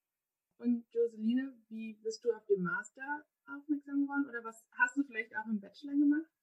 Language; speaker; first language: German; native; German